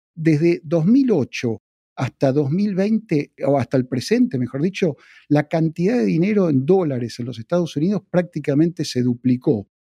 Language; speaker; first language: Spanish; native; Spanish